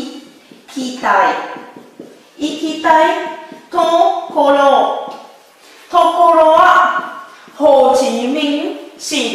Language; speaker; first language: Japanese; non-native, learner; Vietnamese